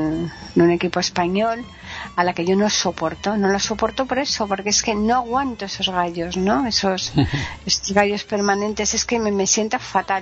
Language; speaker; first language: Spanish; native; Spanish